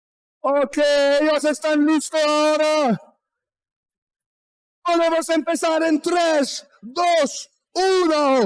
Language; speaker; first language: Spanish; non-native, learner; French